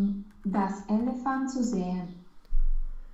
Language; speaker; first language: German; non-native, learner; Romanian